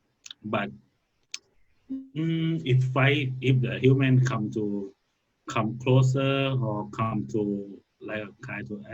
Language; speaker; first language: English; non-native, learner; Thai